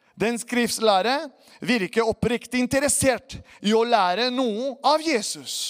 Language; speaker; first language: Norwegian; non-native, fluent; Spanish